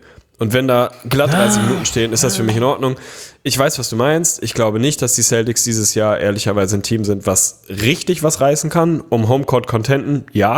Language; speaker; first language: German; native; German